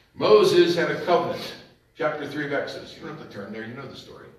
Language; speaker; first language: English; native; English